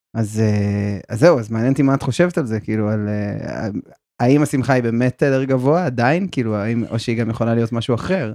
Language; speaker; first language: Hebrew; native; Hebrew